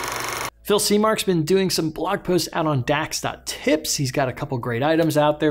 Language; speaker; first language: English; native; English